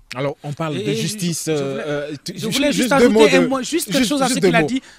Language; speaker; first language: French; non-native, local second language; Tamasheq